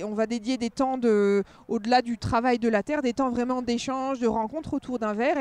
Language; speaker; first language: French; native; French